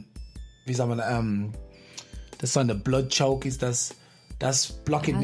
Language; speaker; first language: German; non-native, fluent; English